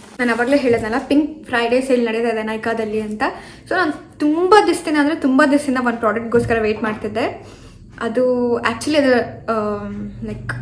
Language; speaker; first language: Kannada; native; Kannada